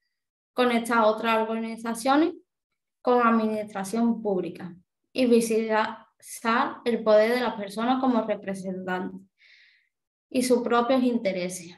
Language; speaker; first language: Spanish; native; Spanish